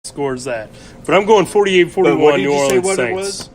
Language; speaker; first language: English; native; English